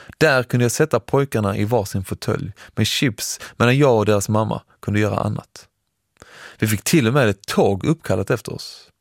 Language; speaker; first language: Swedish; early bilingual, other home language; Persian